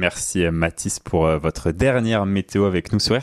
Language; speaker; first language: French; native; French